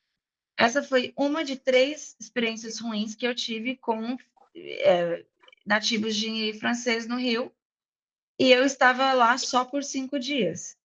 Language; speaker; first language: Portuguese; non-native, fluent; English